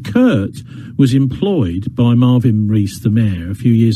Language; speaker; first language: English; native; English